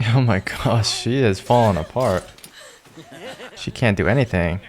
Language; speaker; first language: English; native; English